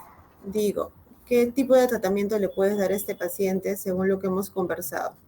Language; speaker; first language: Spanish; native; Spanish